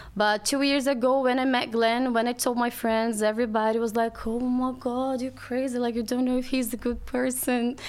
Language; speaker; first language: English; non-native, learner; Portuguese